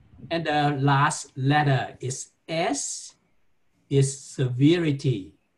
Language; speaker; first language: English; non-native, fluent; Vietnamese